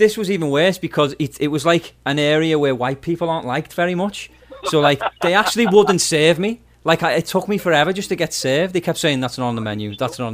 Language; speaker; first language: English; native; English